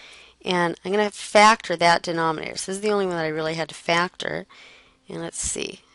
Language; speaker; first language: English; native; English